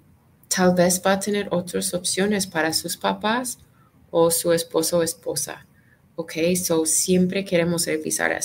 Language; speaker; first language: Spanish; non-native, fluent; English